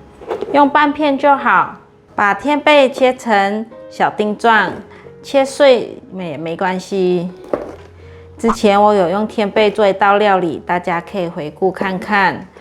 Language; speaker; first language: Chinese; native; Chinese